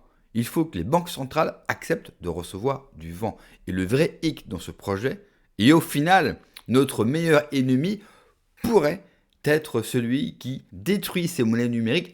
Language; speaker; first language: French; native; French